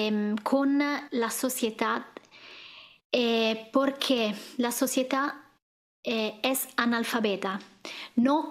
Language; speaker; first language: Spanish; non-native, fluent; Italian